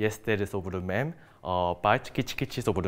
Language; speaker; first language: Armenian; non-native, learner; Korean